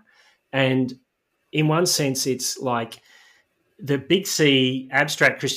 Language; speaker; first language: English; native; English